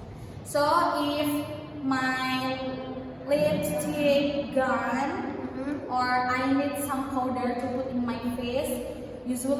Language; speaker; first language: English; non-native, learner; Indonesian